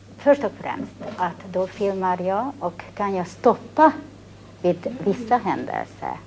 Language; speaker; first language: Swedish; non-native, fluent; Hungarian